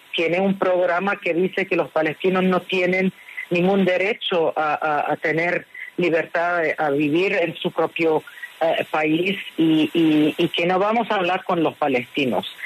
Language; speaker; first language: Spanish; non-native, learner; Arabic